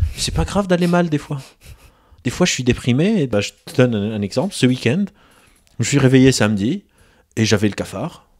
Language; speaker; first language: French; non-native, local second language; Arabic